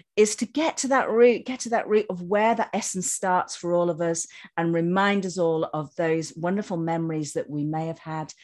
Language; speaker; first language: English; native; English